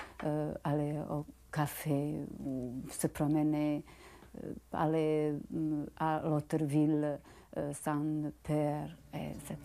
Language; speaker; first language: French; non-native, learner; Bosnian